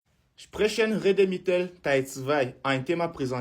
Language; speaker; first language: German; non-native, fluent; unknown